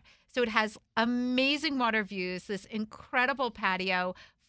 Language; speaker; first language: English; native; English